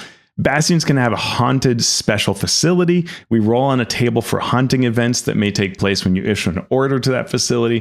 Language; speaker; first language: English; native; English